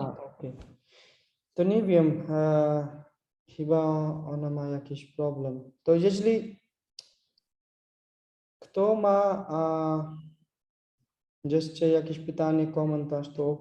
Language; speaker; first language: Polish; non-native, learner; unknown